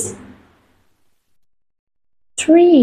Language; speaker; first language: English; non-native, fluent; Vietnamese